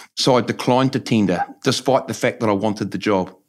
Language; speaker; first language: English; native; English